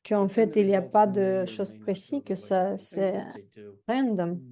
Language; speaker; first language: French; non-native, fluent; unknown